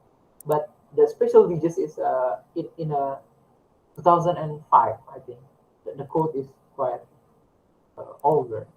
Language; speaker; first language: English; non-native, learner; Indonesian